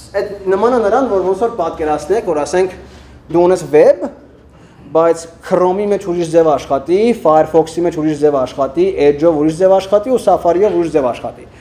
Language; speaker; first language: Armenian; early bilingual, heritage; Armenian